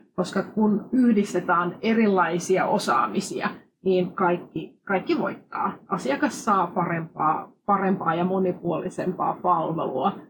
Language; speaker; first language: Finnish; non-native, fluent; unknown